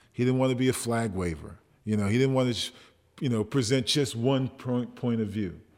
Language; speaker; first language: English; native; English